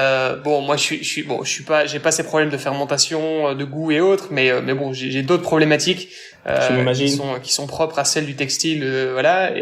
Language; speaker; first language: French; native; French